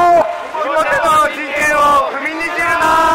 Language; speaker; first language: Japanese; native; Japanese